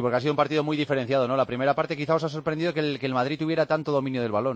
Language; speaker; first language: Spanish; native; Spanish